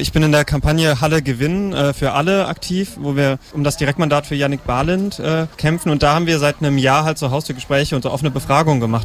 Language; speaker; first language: German; native; German